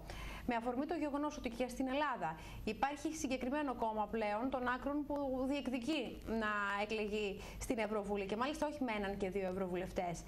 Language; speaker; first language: Greek; native; Greek